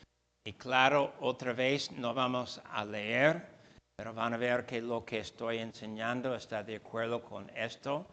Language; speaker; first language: Spanish; non-native, fluent; English